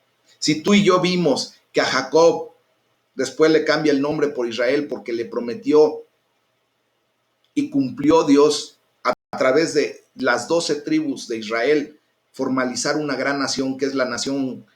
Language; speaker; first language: Spanish; native; Spanish